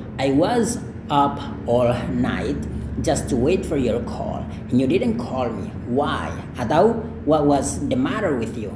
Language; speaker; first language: English; non-native, fluent; Indonesian